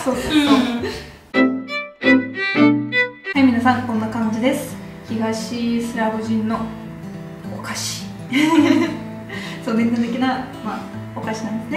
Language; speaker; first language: Japanese; non-native, fluent; Russian